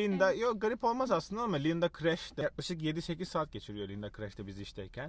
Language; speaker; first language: Turkish; native; Turkish